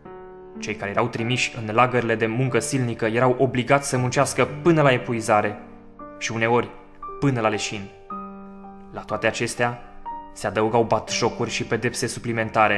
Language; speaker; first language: Romanian; native; Romanian